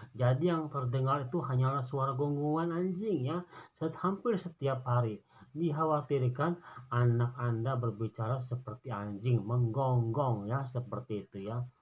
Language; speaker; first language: Indonesian; non-native, local second language; Sundanese